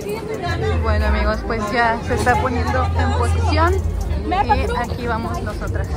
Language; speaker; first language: Spanish; native; Spanish